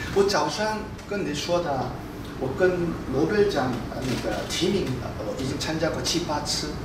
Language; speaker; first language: Chinese; non-native, fluent; Korean